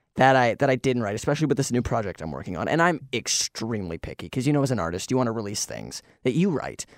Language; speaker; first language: English; native; English